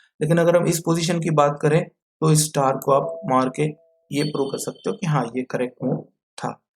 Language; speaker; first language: Hindi; non-native, local second language; Marathi